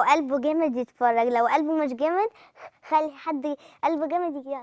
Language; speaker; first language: Arabic; native; Arabic